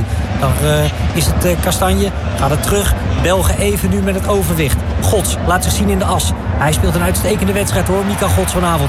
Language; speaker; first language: Dutch; native; Dutch